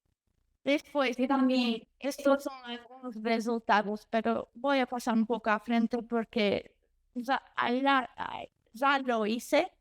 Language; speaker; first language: Spanish; non-native, learner; Portuguese